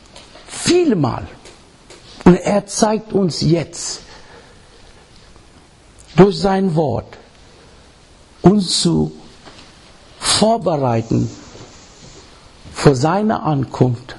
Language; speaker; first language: German; non-native, learner; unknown